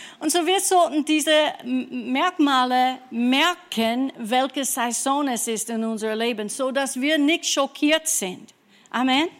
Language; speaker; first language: German; non-native, fluent; English